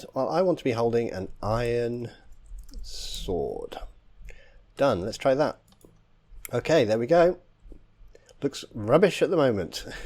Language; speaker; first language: English; native; English